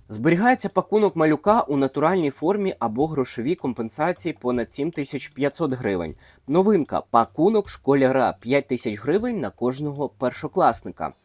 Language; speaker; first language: Ukrainian; native; Ukrainian